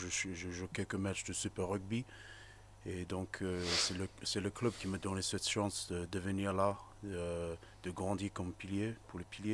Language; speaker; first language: French; non-native, fluent; English